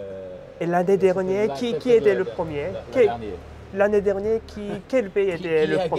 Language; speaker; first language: French; non-native, fluent; Japanese